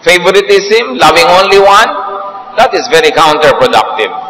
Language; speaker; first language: English; non-native, local second language; Filipino